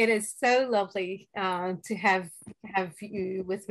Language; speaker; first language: English; non-native, local second language; Hindi